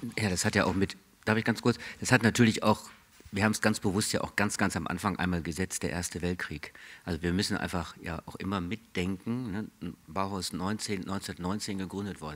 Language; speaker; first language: German; native; German